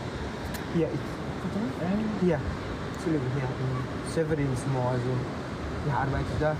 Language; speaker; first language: German; non-native, learner; Indonesian